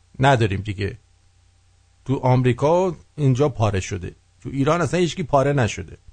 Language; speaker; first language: Persian; native; Persian